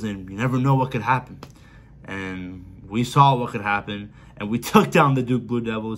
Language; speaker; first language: English; native; English